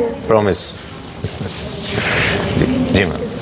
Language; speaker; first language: Hindi; native; Hindi